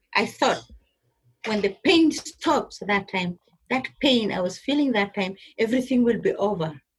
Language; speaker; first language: English; non-native, local second language; Somali